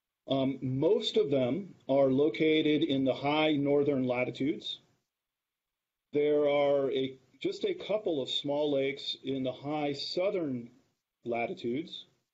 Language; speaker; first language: English; native; English